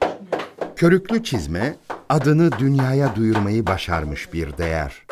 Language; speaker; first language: Turkish; native; Turkish